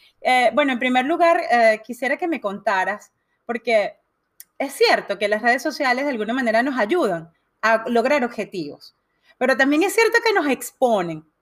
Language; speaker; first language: Spanish; native; Spanish